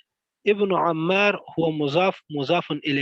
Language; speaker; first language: Arabic; non-native, learner; Pashto